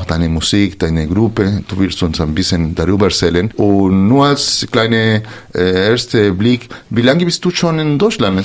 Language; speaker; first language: German; non-native, fluent; Spanish